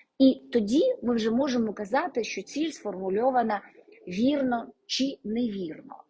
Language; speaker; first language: Ukrainian; non-native, local second language; Russian